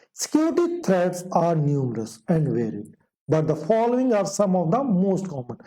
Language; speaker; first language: English; non-native, local second language; Punjabi